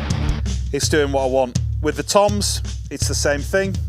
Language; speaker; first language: English; native; English